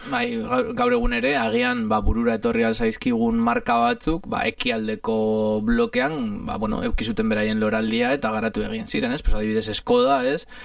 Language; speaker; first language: Basque; native; Basque